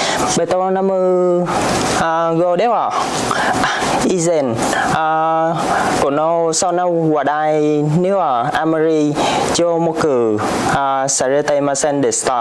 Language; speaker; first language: Japanese; non-native, learner; Vietnamese